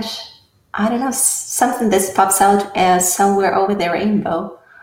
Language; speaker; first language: English; non-native, fluent; Russian